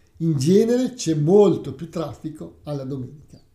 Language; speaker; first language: Italian; native; Italian